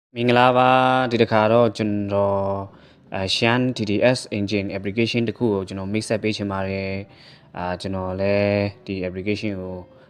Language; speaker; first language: Burmese; non-native, local second language; Shan